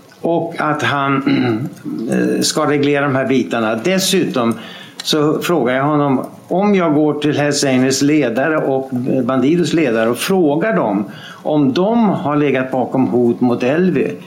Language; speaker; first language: Swedish; native; Swedish